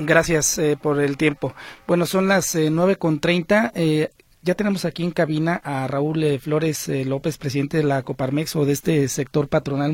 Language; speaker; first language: Spanish; native; Spanish